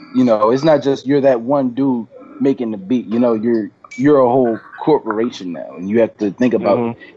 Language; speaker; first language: English; native; English